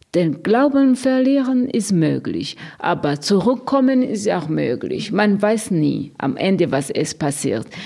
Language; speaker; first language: German; non-native, fluent; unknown